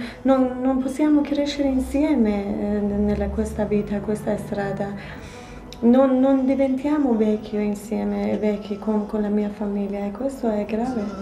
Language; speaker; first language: Italian; non-native, fluent; Persian